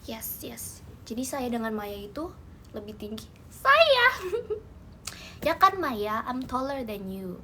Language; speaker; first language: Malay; non-native, learner; Indonesian